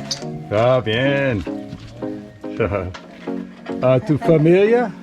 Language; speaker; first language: Spanish; non-native, learner; English